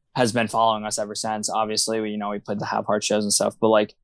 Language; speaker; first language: English; native; English